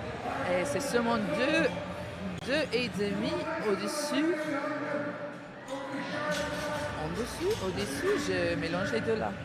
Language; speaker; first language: French; non-native, learner; English